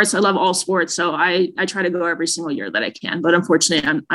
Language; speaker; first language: English; native; English